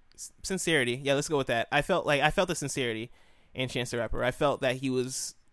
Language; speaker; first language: English; native; English